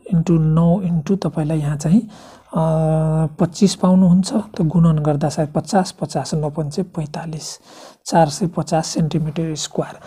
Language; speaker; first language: Nepali; non-native, local second language; Maithili